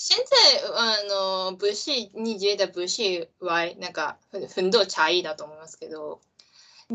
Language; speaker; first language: Chinese; non-native, learner; Japanese